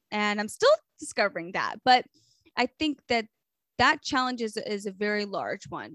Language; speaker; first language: English; native; English